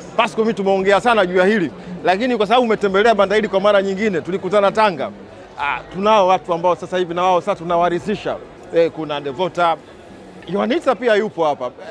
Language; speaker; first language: Swahili; native; Swahili